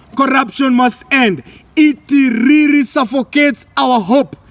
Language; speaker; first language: English; non-native, local second language; Kikuyu